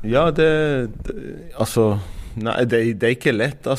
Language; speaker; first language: Norwegian; non-native, fluent; Arabic